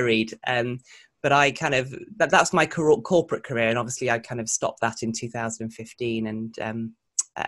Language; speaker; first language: English; native; English